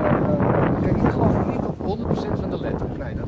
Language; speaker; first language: Dutch; native; Dutch